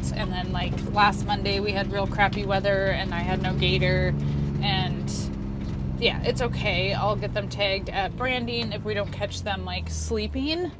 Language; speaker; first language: English; native; English